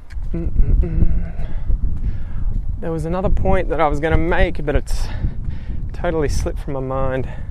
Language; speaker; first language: English; native; English